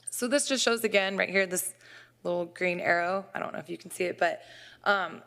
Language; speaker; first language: English; native; English